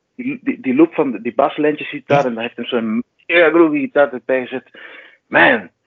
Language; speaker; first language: Dutch; non-native, fluent; Spanish